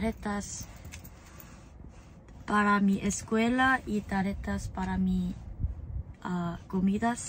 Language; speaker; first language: Spanish; non-native, learner; English